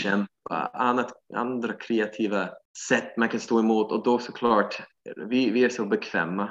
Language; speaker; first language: Swedish; non-native, fluent; English